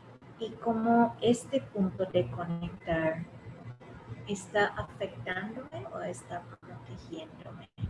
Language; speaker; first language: Spanish; early bilingual, heritage; English